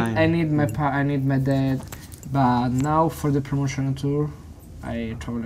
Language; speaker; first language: English; non-native, learner; Italian